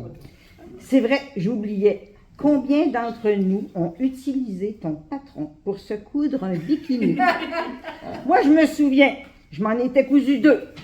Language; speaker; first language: French; native; French